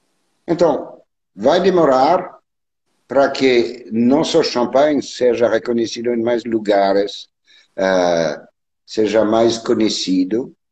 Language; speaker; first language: Portuguese; non-native, learner; French